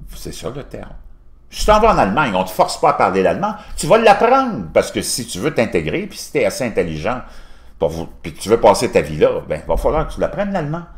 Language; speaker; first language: French; native; French